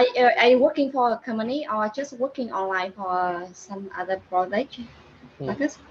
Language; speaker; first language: English; non-native, learner; Vietnamese